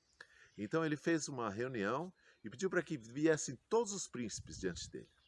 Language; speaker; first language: Portuguese; native; Portuguese